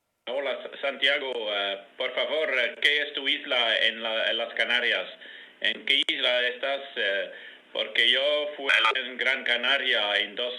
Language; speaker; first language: Spanish; non-native, learner; Dutch